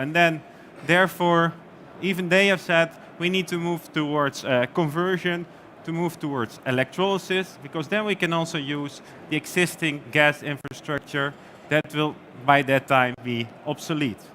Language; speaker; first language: English; non-native, fluent; Dutch